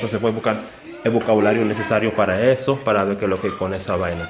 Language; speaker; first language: Spanish; early bilingual, heritage; Spanish